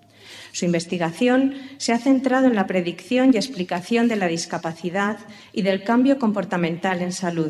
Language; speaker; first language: Spanish; native; Spanish